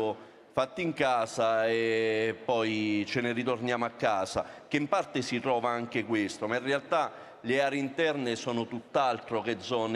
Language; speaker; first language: Italian; native; Italian